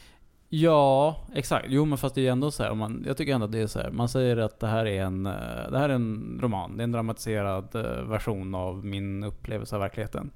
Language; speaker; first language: Swedish; native; Swedish